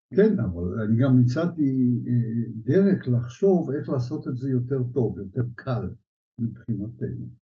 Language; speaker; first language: Hebrew; early bilingual, other home language; Polish